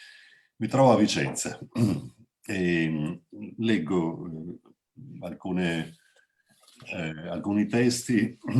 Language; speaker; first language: Italian; native; Italian